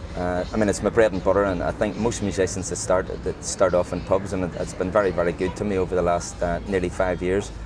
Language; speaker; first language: English; native; English